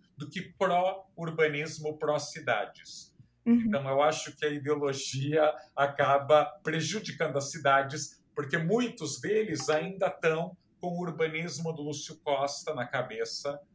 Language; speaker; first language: Portuguese; native; Portuguese